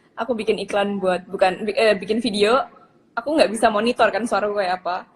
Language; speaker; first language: Indonesian; native; Indonesian